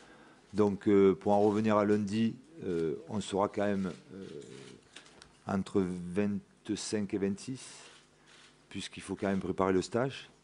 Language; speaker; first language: French; native; French